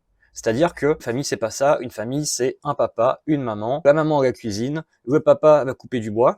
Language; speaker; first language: French; native; French